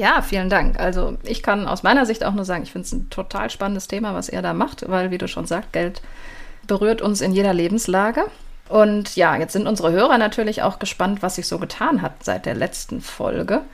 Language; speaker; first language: German; native; German